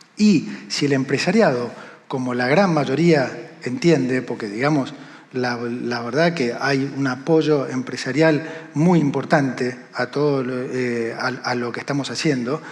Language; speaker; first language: Spanish; native; Spanish